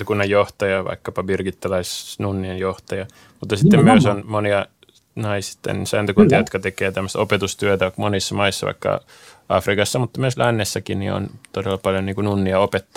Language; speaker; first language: Finnish; native; Finnish